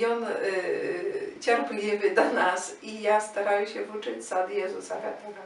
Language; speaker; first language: Polish; non-native, learner; Ukrainian